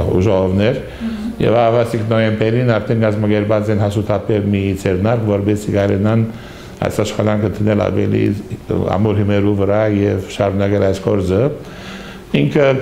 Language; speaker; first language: Armenian; early bilingual, heritage; Armenian